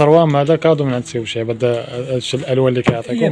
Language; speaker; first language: Arabic; native; Arabic